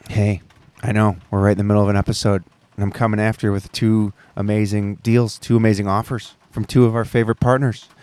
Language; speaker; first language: English; native; English